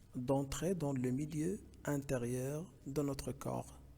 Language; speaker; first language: French; non-native, local second language; Arabic